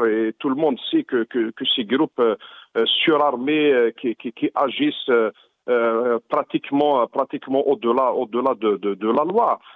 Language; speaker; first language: French; non-native, local second language; Arabic